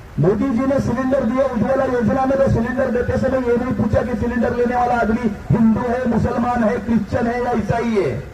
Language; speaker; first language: Hindi; non-native, local second language; Marathi